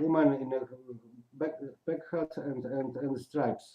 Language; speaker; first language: English; non-native, learner; Polish